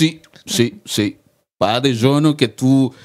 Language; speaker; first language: French; non-native, learner; Spanish